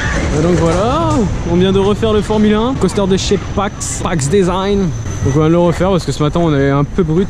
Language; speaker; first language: French; native; French